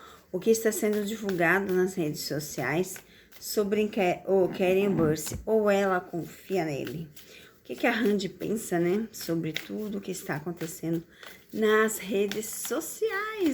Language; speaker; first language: Portuguese; native; Portuguese